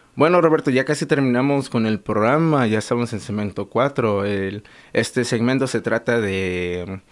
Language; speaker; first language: Spanish; native; Spanish